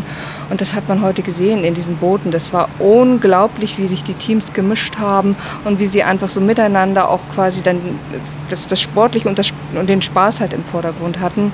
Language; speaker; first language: German; native; German